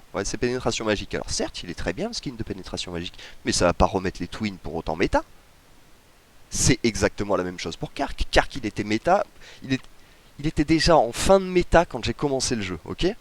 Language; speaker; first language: French; native; French